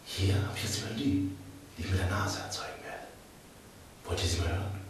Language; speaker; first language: German; native; German